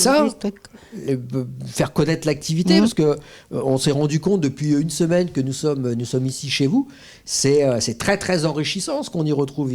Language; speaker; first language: French; native; French